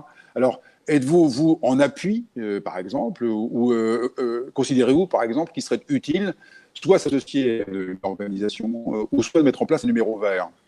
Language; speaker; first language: French; native; French